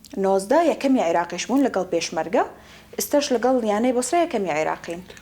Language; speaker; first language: Central Kurdish; non-native, local second language; Arabic